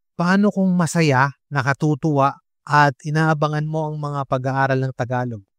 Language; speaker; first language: Filipino; native; Filipino